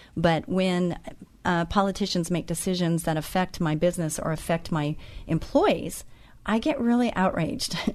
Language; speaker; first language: English; native; English